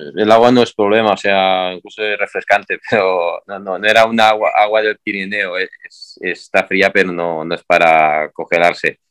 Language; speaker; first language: Spanish; native; Spanish